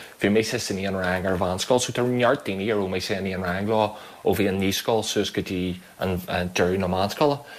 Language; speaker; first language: Irish; native; Irish